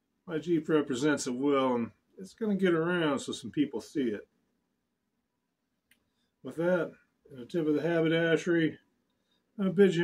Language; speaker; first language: English; native; English